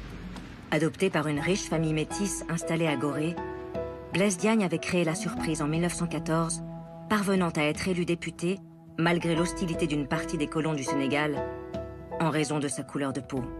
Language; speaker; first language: French; native; French